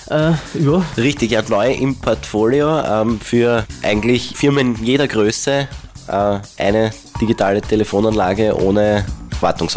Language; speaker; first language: German; native; German